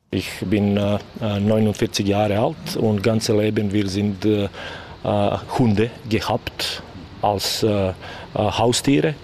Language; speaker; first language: German; non-native, learner; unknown